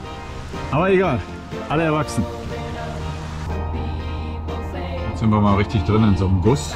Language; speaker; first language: German; native; German